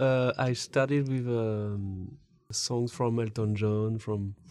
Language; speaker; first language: English; non-native, learner; French